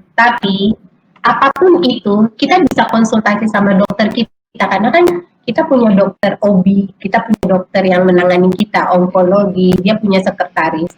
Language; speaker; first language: Indonesian; native; Indonesian